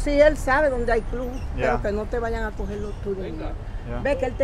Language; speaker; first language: Spanish; native; Spanish